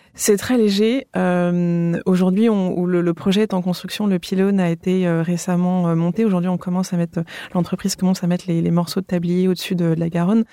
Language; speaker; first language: French; native; French